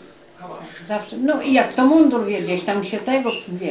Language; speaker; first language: Polish; native; Polish